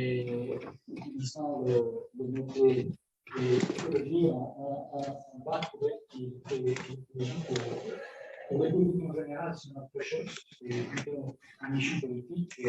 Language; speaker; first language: French; non-native, fluent; Spanish